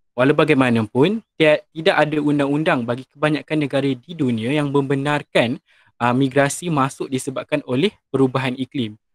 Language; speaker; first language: Malay; native; Malay